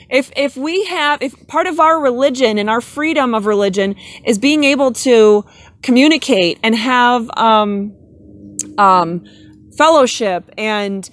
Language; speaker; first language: English; native; English